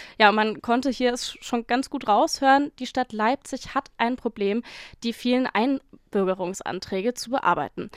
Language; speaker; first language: German; native; German